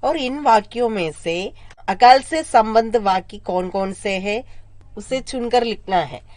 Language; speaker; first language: Hindi; non-native, local second language; Malayalam